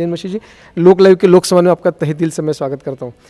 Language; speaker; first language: Hindi; non-native, local second language; Marathi